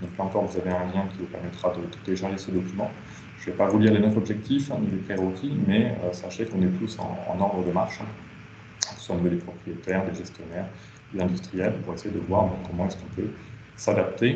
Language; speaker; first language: French; native; French